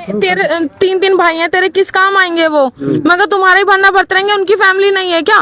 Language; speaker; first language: Hindi; native; Hindi